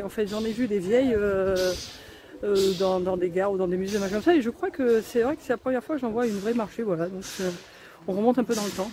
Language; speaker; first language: French; native; French